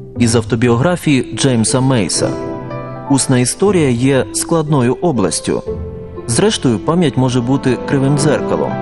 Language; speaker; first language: Ukrainian; native; Ukrainian